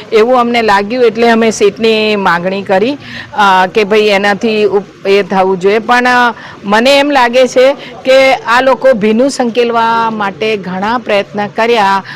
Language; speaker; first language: Gujarati; native; Gujarati